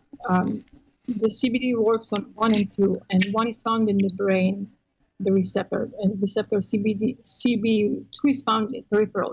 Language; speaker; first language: English; non-native, fluent; Croatian